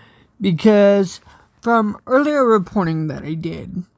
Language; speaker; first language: English; native; English